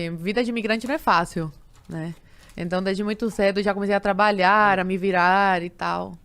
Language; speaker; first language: Portuguese; non-native, fluent; Spanish